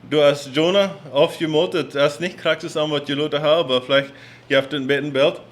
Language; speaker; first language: German; non-native, learner; English